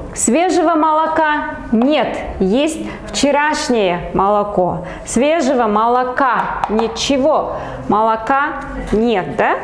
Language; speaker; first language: Russian; non-native, local second language; Kazakh